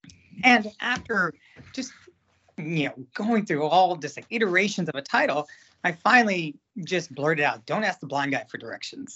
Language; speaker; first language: English; native; English